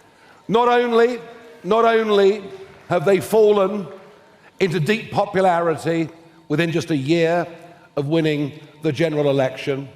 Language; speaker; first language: English; native; English